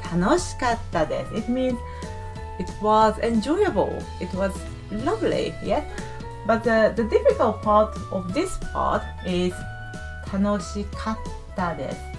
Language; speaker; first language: English; non-native, fluent; Japanese